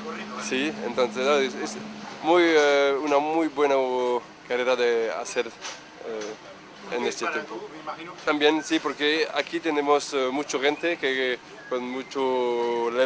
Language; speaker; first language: Spanish; non-native, learner; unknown